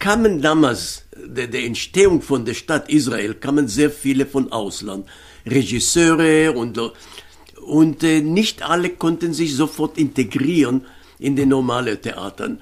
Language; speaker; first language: German; non-native, fluent; Hebrew